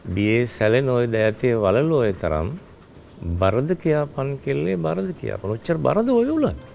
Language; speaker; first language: Sinhala; native; Sinhala